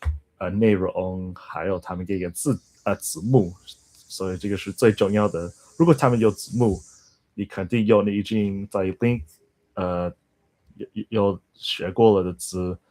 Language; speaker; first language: Chinese; non-native, learner; English